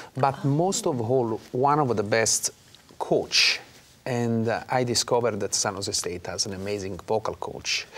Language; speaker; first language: English; non-native, fluent; Italian